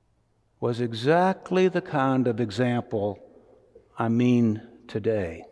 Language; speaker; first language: English; native; English